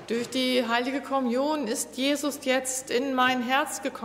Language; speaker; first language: German; native; German